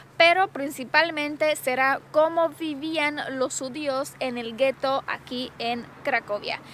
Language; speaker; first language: Spanish; non-native, fluent; Romanian